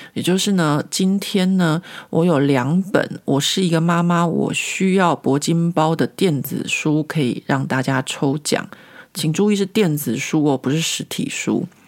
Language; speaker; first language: Chinese; native; Chinese